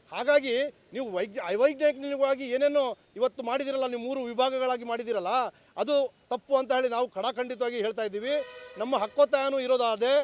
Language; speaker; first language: Kannada; non-native, local second language; Lambadi